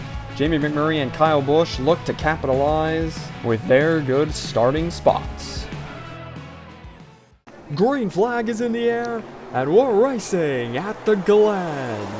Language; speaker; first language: English; native; English